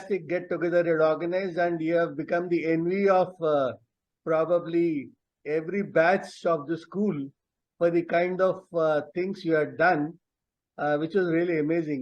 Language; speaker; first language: English; non-native, local second language; Telugu